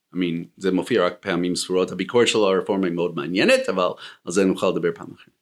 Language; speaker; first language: Hebrew; non-native, fluent; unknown